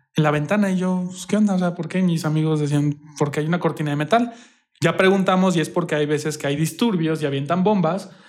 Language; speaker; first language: Spanish; native; Spanish